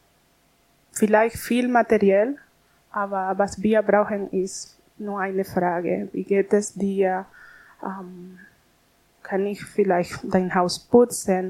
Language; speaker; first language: German; non-native, learner; Spanish